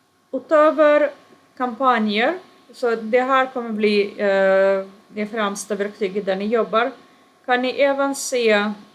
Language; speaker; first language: Swedish; non-native, fluent; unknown